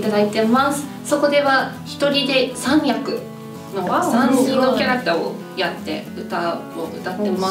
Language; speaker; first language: Japanese; non-native, fluent; Spanish